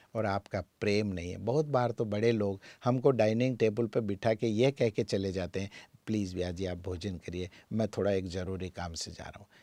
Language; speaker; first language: Hindi; native; Hindi